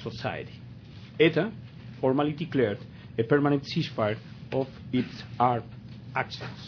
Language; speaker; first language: English; non-native, fluent; Spanish